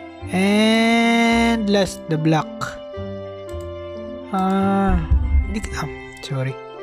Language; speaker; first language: English; non-native, local second language; Filipino